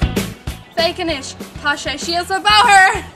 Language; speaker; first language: Irish; non-native, local second language; English